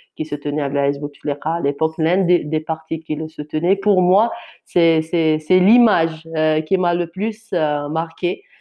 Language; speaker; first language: French; non-native, local second language; Kabyle